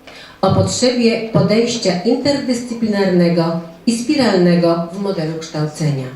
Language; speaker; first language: Polish; native; Polish